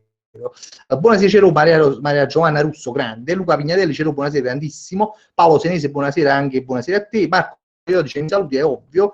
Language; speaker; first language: Italian; native; Italian